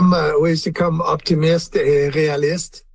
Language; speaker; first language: French; non-native, learner; English